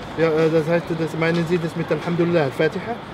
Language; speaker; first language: German; non-native, learner; Arabic